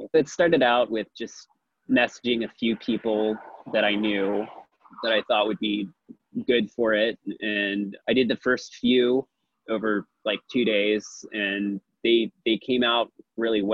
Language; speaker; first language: English; native; English